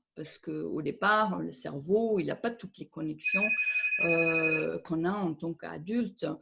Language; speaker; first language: French; non-native, fluent; German